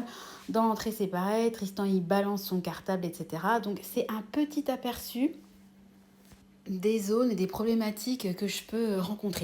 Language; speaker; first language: French; native; French